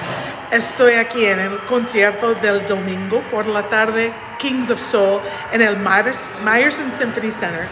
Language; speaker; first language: Spanish; non-native, learner; English